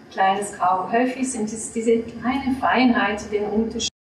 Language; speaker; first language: German; non-native, fluent; French